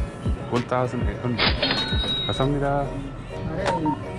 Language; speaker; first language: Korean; non-native, learner; English